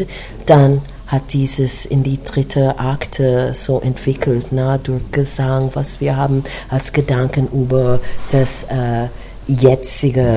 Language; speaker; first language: German; non-native, learner; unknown